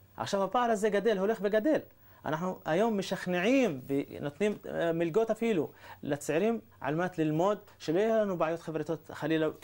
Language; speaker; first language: Hebrew; non-native, local second language; Arabic